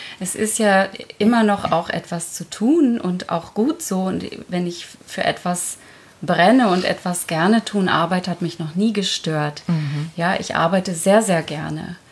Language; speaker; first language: German; early bilingual, other home language; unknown